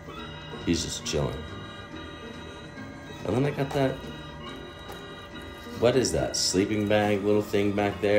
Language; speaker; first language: English; native; English